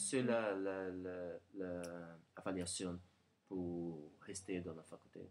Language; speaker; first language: French; non-native, learner; Portuguese